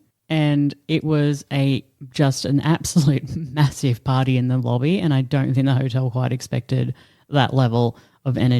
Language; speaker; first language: English; native; English